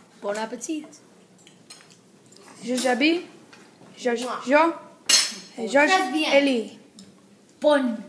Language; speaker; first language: French; non-native, learner; English